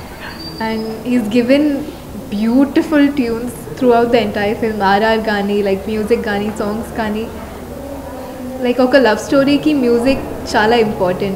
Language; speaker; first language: Telugu; non-native, fluent; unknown